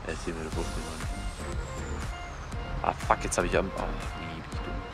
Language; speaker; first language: German; native; German